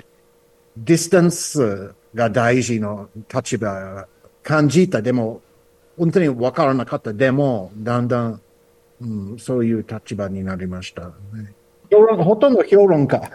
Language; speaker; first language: Japanese; non-native, learner; English